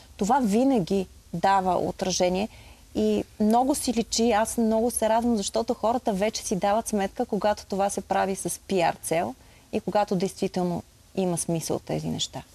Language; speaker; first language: Bulgarian; native; Bulgarian